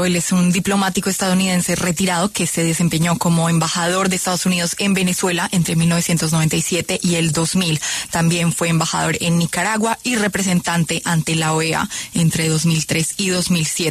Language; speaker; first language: Spanish; native; Spanish